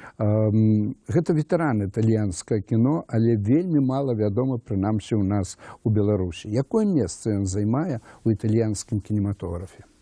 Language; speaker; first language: Belarusian; native; Belarusian